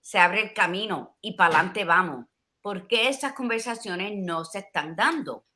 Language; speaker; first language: Spanish; early bilingual, heritage; Spanish